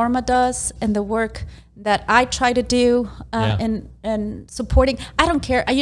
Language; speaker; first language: English; non-native, fluent; Spanish